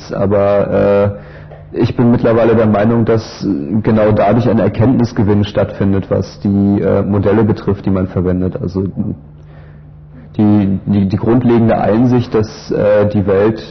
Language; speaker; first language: German; native; German